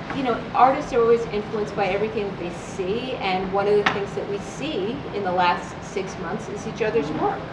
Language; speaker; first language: English; native; English